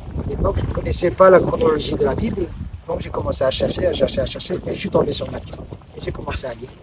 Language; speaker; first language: French; non-native, local second language; Arabic